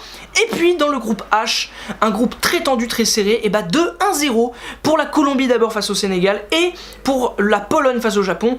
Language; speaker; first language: French; native; French